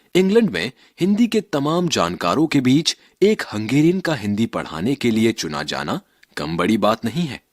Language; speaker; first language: Hindi; native; Hindi